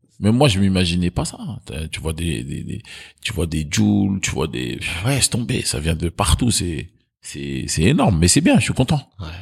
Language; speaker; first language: French; early bilingual, other home language; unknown